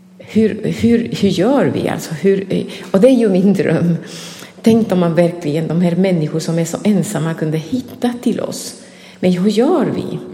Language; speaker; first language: Swedish; non-native, fluent; Spanish